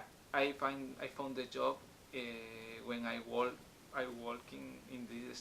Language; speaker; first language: English; non-native, learner; Spanish